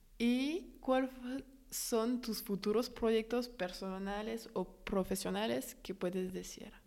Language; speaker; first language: Spanish; non-native, fluent; French